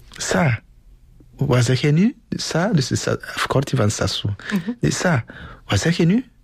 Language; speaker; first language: Dutch; non-native, fluent; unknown